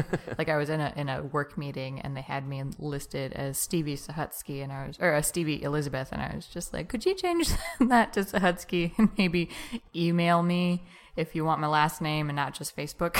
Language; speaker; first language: English; native; English